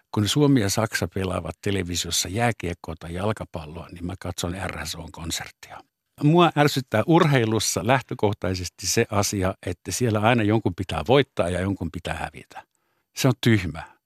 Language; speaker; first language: Finnish; non-native, fluent; German